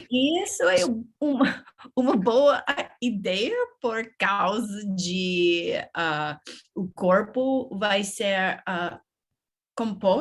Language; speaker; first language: Portuguese; non-native, learner; English